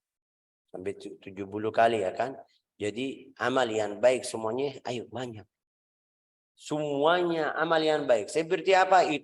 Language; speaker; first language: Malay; non-native, fluent; Arabic